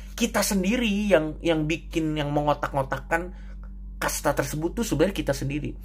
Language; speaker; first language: Indonesian; native; Indonesian